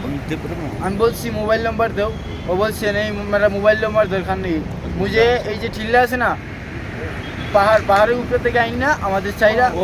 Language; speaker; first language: Hindi; non-native, learner; Bangla